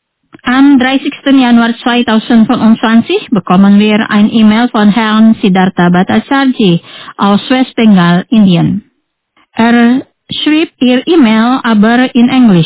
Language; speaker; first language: German; non-native, fluent; Indonesian